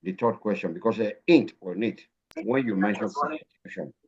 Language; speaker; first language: English; non-native, local second language; Yoruba